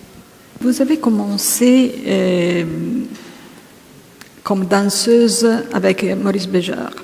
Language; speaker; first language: French; non-native, fluent; Italian